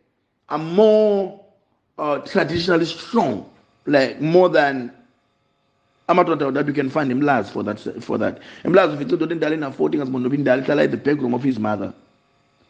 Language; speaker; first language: English; non-native, local second language; Zulu